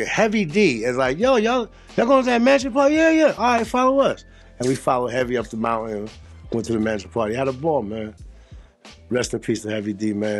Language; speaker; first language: English; native; English